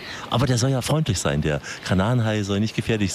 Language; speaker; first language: German; native; German